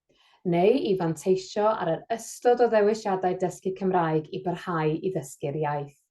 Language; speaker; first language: Welsh; native; Welsh